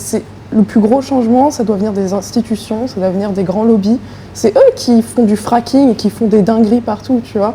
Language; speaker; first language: French; native; French